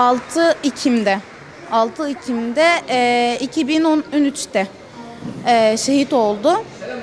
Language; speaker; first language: Turkish; non-native, fluent; Arabic